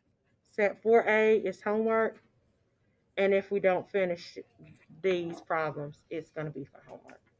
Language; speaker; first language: English; native; English